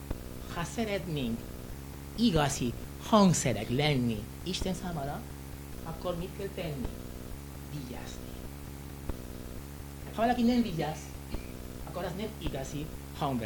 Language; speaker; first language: Hungarian; non-native, learner; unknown